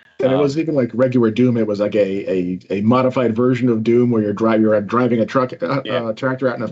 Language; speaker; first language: English; native; English